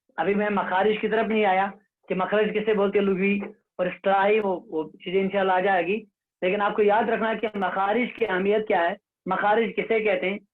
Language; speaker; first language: Urdu; non-native, local second language; Kashmiri